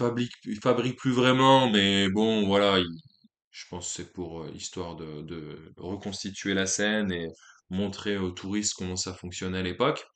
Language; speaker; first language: French; native; French